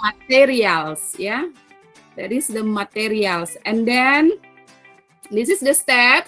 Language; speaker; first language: English; non-native, learner; Indonesian